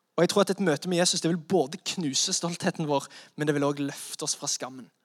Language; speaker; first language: Norwegian; native; Norwegian